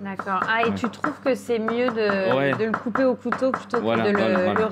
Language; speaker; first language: French; native; French